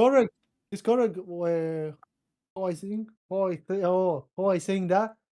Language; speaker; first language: English; non-native, learner; Portuguese